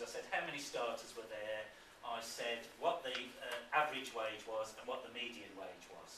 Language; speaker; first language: English; native; English